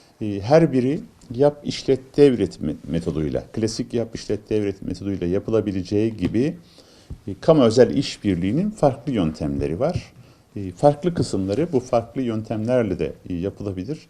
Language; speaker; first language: Turkish; native; Turkish